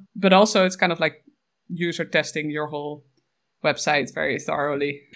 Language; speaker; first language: English; non-native, fluent; Dutch